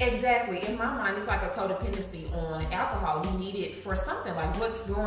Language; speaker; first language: English; native; English